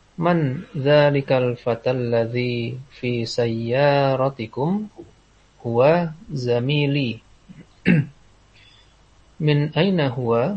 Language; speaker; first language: Arabic; non-native, learner; Indonesian